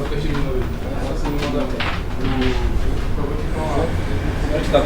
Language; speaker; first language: Portuguese; non-native, learner; Haitian Creole